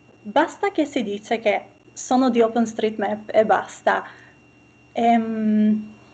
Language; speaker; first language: Italian; non-native, fluent; Albanian